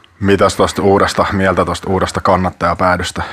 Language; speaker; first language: Finnish; native; Finnish